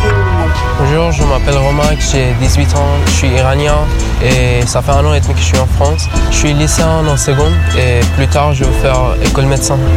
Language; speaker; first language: French; non-native, learner; Persian